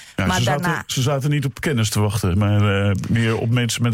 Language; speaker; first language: Dutch; native; Dutch